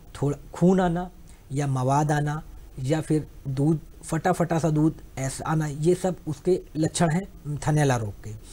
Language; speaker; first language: Hindi; native; Hindi